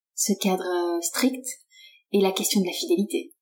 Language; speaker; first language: French; native; French